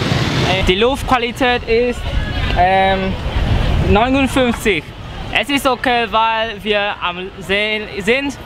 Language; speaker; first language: German; non-native, learner; Vietnamese